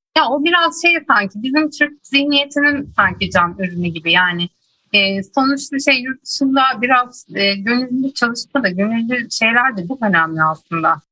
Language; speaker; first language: Turkish; native; Turkish